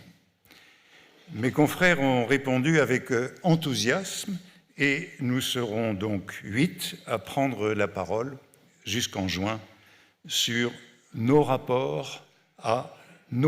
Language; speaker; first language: French; native; French